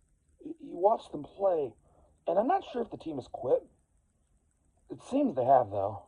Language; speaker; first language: English; native; English